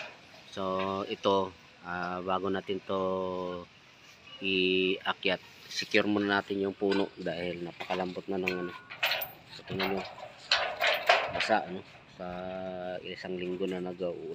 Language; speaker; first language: Filipino; native; Filipino